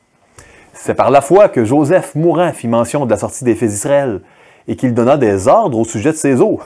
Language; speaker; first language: French; native; French